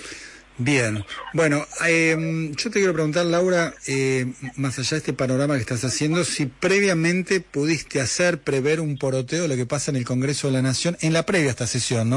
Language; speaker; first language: Spanish; native; Spanish